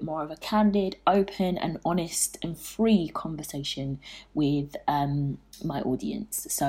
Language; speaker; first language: English; native; English